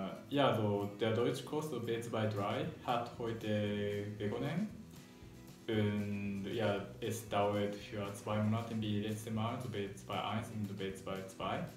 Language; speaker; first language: German; non-native, learner; Japanese